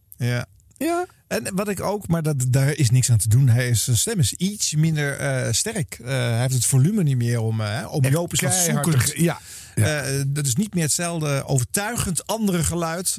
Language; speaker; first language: Dutch; native; Dutch